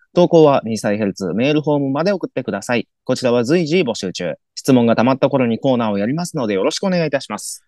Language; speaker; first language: Japanese; native; Japanese